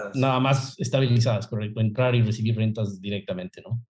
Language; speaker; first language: Spanish; native; Spanish